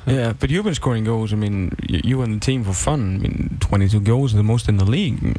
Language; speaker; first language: English; non-native, fluent; Icelandic